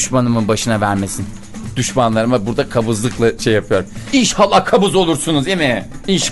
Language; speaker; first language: Turkish; native; Turkish